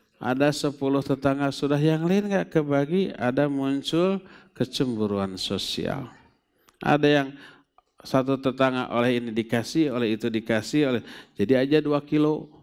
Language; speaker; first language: Indonesian; non-native, local second language; Sundanese